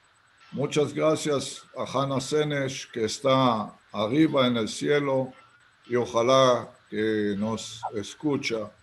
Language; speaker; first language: Spanish; non-native, fluent; Hebrew